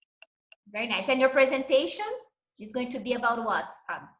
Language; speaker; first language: English; non-native, fluent; Portuguese